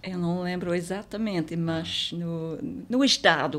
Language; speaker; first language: Portuguese; non-native, fluent; English